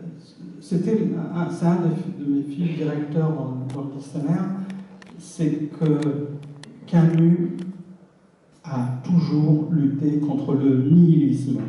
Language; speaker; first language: French; early bilingual, other home language; Arabic